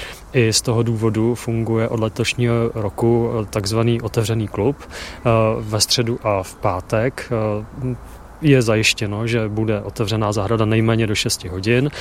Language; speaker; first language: Czech; native; Czech